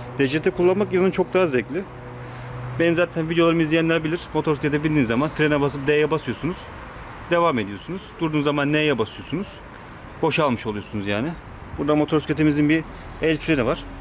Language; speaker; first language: Turkish; native; Turkish